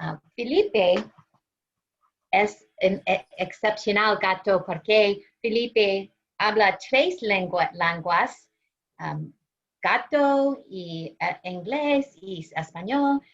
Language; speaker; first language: Spanish; non-native, learner; English